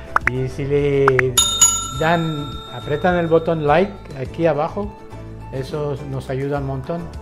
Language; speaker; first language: Spanish; non-native, fluent; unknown